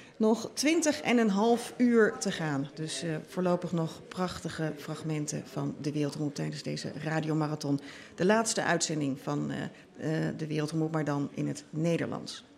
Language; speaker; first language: Dutch; native; Dutch